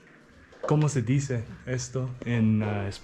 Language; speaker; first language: Spanish; non-native, learner; English